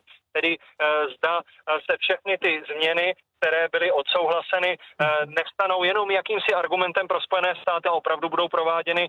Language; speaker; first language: Czech; native; Czech